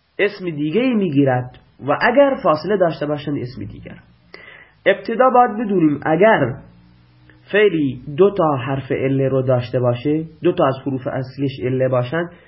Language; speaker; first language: Persian; non-native, local second language; Baluchi